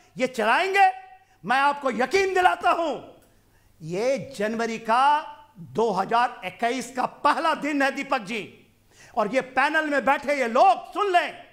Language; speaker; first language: Hindi; non-native, local second language; Punjabi